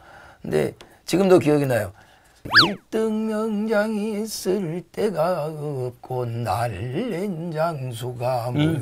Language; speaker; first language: Korean; native; Korean